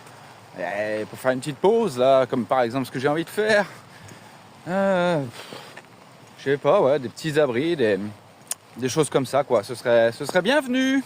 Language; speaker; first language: French; native; French